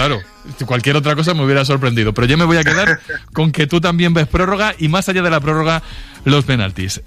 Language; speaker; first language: Spanish; native; Spanish